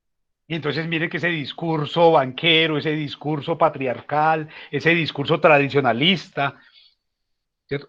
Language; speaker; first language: Spanish; native; Spanish